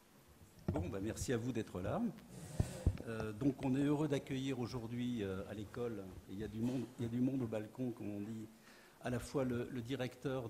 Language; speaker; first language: French; native; French